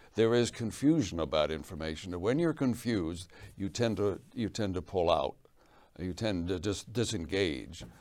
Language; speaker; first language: English; native; English